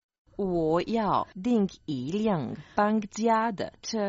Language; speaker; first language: Chinese; non-native, learner; Croatian